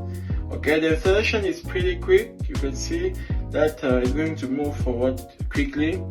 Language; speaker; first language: English; non-native, fluent; French